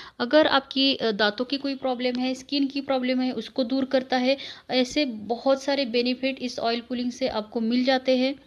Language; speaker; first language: Hindi; non-native, local second language; Marathi